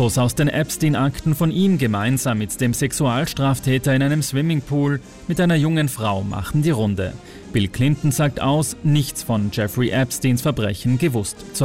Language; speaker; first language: German; native; German